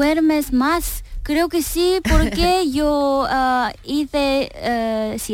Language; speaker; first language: Spanish; non-native, learner; Korean